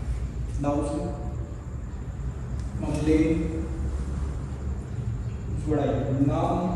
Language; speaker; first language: Vietnamese; non-native, learner; Hindi